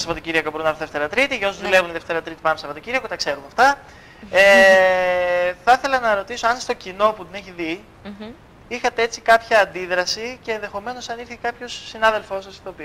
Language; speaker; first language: Greek; native; Greek